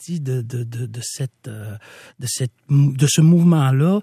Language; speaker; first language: French; non-native, local second language; Innu-aimun